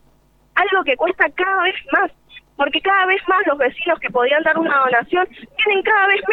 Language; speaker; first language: Spanish; native; Spanish